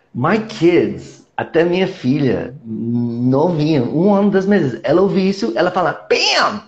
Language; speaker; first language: Portuguese; non-native, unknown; English